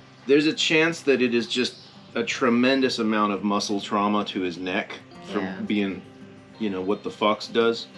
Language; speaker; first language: English; native; English